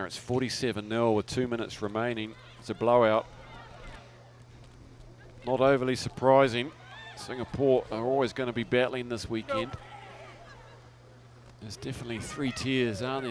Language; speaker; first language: English; native; English